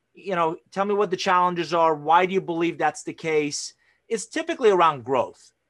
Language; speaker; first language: English; non-native, fluent; Persian